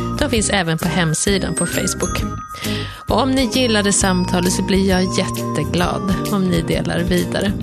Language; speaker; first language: Swedish; native; Swedish